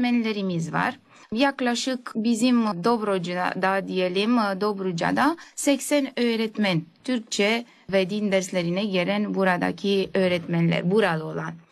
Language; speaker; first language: Turkish; native; Turkish